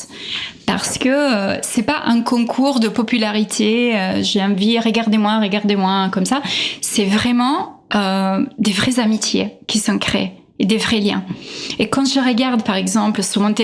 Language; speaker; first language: French; non-native, fluent; Italian